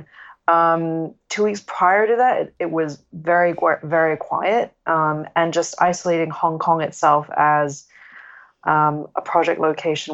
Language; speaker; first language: English; non-native, local second language; Cantonese